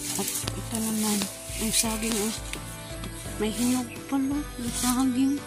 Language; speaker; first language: Filipino; non-native, local second language; Cebuano